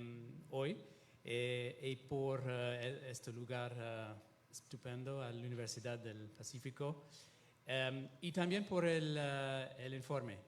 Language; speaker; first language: Spanish; non-native, fluent; Italian